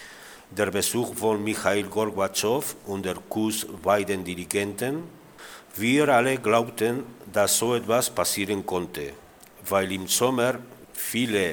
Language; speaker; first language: German; non-native, fluent; Spanish